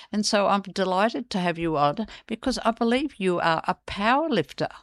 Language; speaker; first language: English; native; English